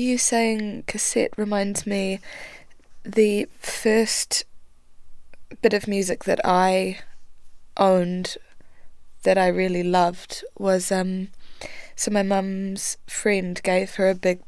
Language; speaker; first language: English; native; English